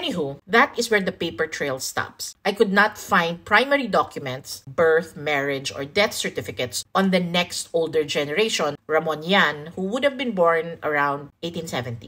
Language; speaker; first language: English; non-native, local second language; Filipino